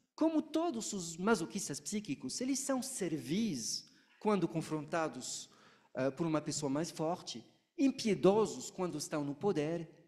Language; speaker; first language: Portuguese; non-native, fluent; French